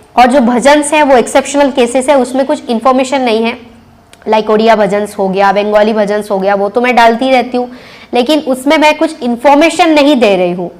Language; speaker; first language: Hindi; non-native, local second language; Bangla